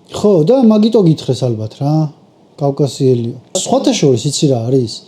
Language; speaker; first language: Georgian; native; Georgian